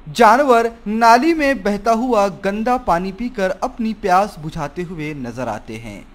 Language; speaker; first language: Hindi; non-native, local second language; Marathi